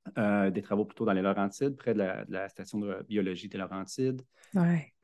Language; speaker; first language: French; native; French